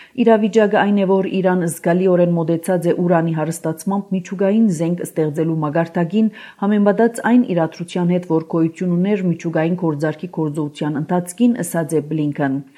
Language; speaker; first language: Armenian; early bilingual, heritage; Armenian